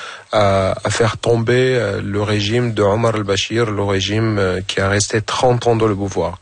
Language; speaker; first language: French; non-native, fluent; Arabic